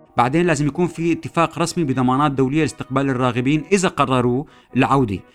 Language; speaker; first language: Arabic; native; Arabic